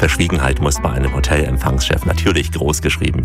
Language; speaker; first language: German; native; German